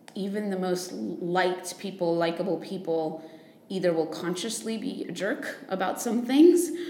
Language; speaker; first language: English; native; English